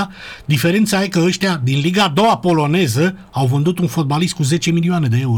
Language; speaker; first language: Romanian; native; Romanian